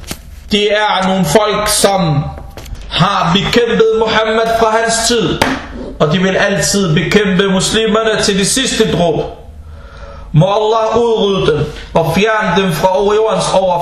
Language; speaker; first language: Danish; non-native, fluent; Arabic